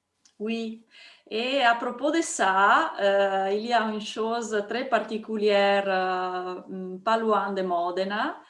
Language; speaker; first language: French; non-native, fluent; Italian